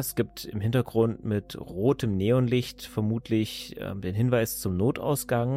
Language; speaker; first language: German; native; German